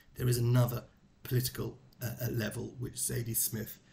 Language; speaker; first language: English; native; English